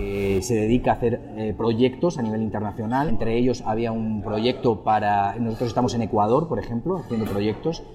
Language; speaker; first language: Spanish; native; Spanish